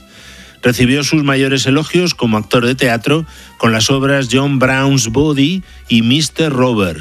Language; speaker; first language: Spanish; native; Spanish